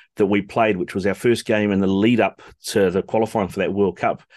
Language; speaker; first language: English; native; English